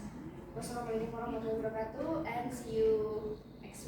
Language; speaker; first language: English; non-native, learner; Indonesian